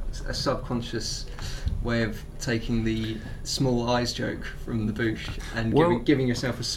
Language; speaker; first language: English; native; English